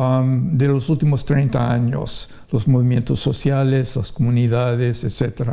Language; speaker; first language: Spanish; non-native, fluent; English